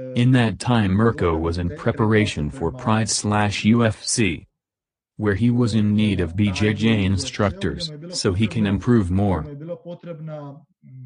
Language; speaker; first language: English; non-native, fluent; Croatian